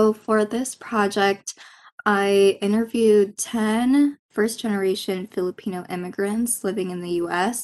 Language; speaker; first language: English; non-native, local second language; Filipino